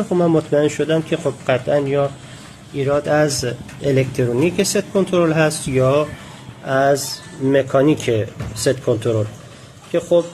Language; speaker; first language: Persian; native; Persian